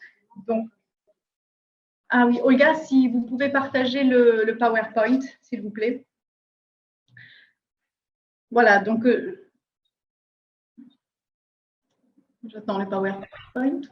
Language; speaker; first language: French; native; French